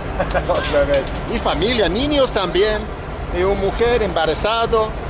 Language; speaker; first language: Spanish; non-native, learner; English